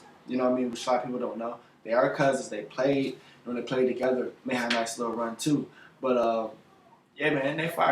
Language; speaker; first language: English; native; English